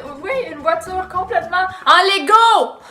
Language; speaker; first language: French; native; French